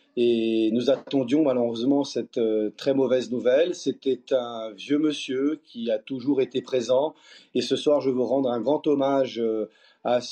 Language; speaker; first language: French; early bilingual, other home language; Portuguese